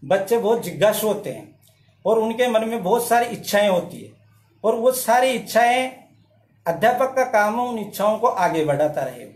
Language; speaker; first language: Hindi; native; Hindi